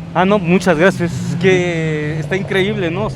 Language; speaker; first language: Spanish; native; Spanish